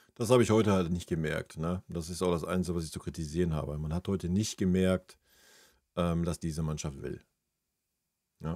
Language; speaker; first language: German; native; German